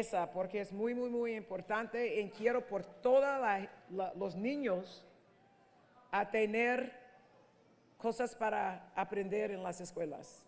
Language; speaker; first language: Spanish; non-native, learner; English